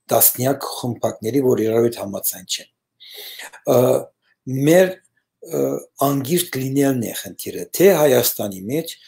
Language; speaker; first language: Armenian; early bilingual, heritage; Armenian